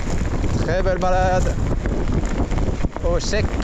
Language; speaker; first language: French; native; French